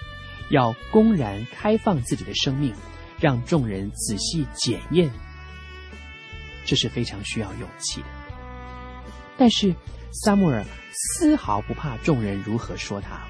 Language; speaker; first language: Chinese; native; Chinese